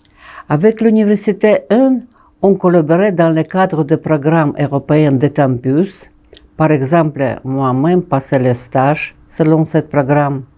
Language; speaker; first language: French; non-native, fluent; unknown